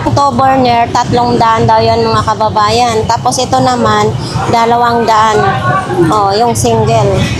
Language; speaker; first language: Filipino; non-native, local second language; Cebuano